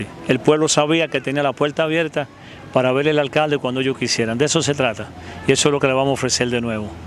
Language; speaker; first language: Spanish; native; Spanish